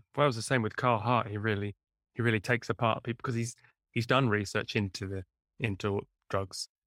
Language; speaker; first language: English; native; English